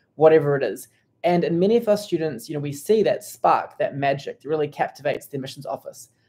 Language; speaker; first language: English; native; English